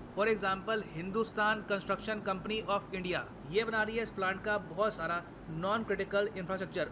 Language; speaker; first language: Hindi; native; Hindi